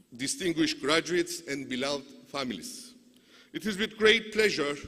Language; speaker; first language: English; non-native, fluent; Turkish